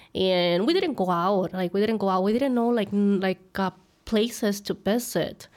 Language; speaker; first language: English; early bilingual, other home language; Spanish